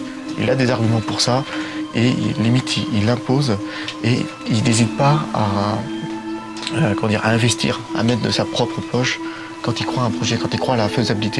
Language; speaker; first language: French; native; French